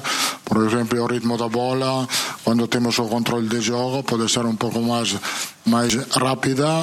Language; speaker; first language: Portuguese; non-native, fluent; Italian